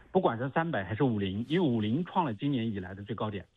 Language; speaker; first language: Chinese; native; Chinese